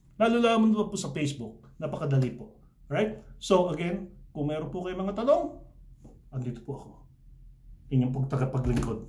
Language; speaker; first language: Filipino; early bilingual, heritage; Filipino